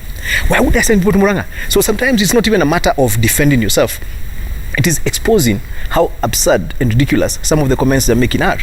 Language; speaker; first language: English; non-native, local second language; Kikuyu